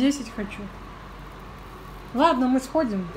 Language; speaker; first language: Russian; native; Russian